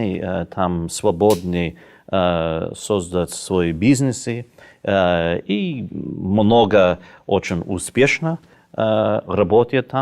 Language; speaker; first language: Russian; non-native, fluent; English